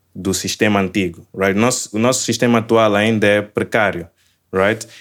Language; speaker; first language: Portuguese; native; Portuguese